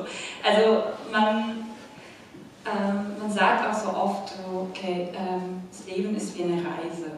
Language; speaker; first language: German; non-native, fluent; Korean